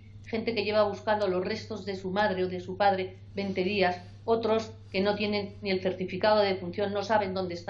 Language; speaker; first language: Spanish; native; Spanish